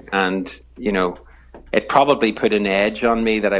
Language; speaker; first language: English; native; English